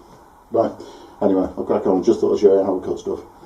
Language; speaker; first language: English; native; English